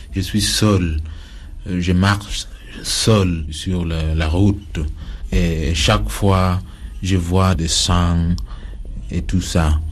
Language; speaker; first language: French; non-native, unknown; Acoli